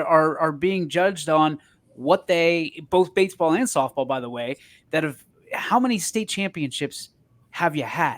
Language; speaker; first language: English; native; English